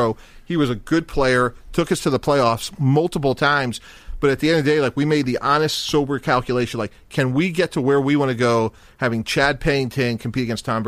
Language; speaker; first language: English; native; English